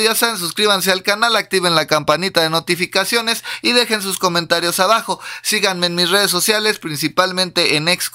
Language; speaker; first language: Spanish; native; Spanish